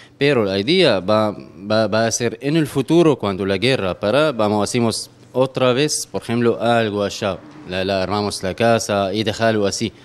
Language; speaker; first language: Spanish; non-native, learner; Arabic